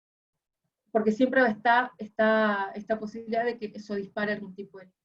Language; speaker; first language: Spanish; native; Spanish